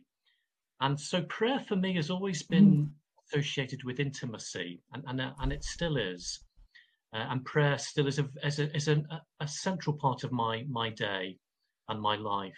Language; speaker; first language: English; native; English